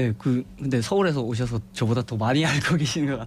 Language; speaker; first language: Korean; native; Korean